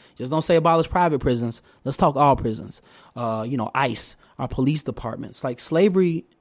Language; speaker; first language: English; native; English